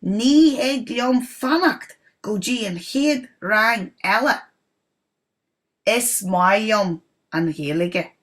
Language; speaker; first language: Irish; non-native, local second language; English